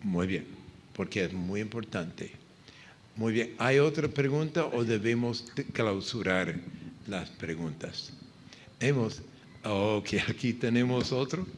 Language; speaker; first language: Spanish; non-native, fluent; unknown